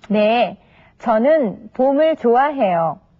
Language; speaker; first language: Korean; non-native, learner; Vietnamese